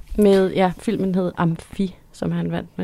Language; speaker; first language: Danish; native; Danish